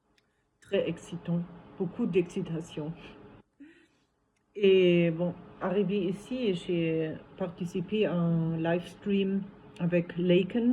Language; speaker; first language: French; non-native, fluent; German